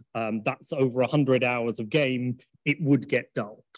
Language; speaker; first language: English; native; English